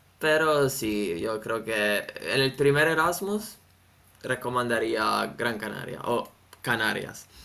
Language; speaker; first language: Spanish; non-native, fluent; Italian